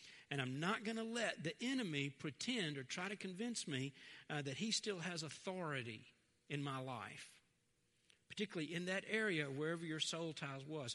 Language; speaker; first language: English; native; English